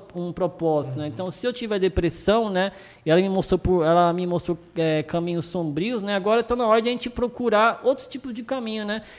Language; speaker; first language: Portuguese; early bilingual, other home language; Japanese